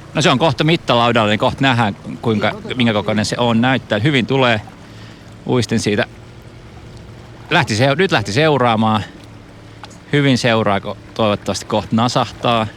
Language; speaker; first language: Finnish; native; Finnish